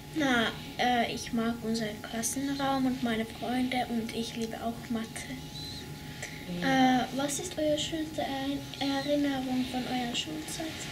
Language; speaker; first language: German; early bilingual, heritage; German